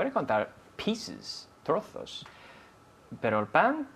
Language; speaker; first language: Spanish; non-native, fluent; English